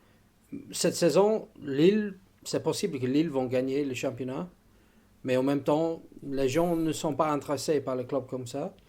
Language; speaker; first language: French; non-native, fluent; English